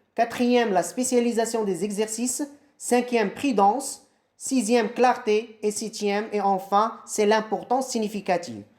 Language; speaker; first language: French; non-native, local second language; Arabic